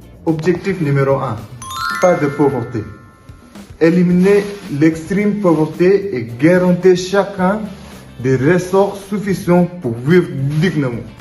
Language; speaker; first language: French; non-native, learner; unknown